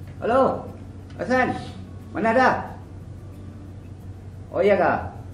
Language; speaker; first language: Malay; non-native, local second language; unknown